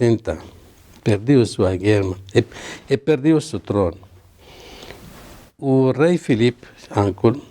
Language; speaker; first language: Portuguese; non-native, learner; Arabic